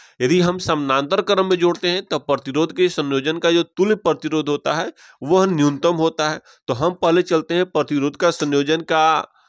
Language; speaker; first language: Hindi; native; Hindi